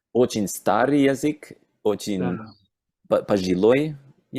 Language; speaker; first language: Russian; non-native, learner; English